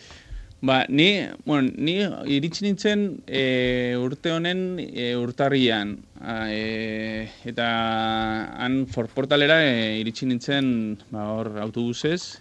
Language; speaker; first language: Basque; non-native, local second language; Spanish